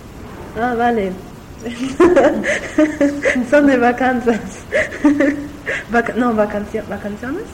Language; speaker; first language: Spanish; non-native, learner; German